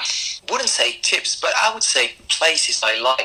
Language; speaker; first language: English; non-native, fluent; French